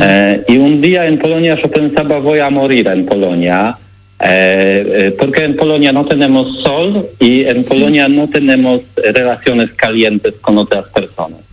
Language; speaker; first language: Spanish; non-native, learner; Polish